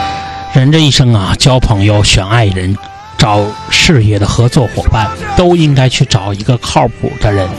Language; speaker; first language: Chinese; native; Chinese